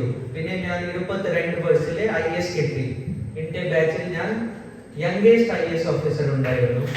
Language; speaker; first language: Malayalam; non-native, learner; Hindi